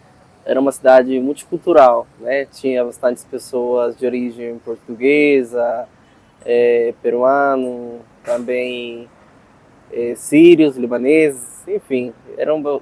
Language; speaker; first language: Portuguese; non-native, fluent; Spanish